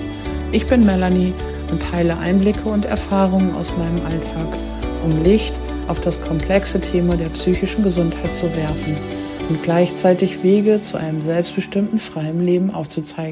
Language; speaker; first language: German; native; German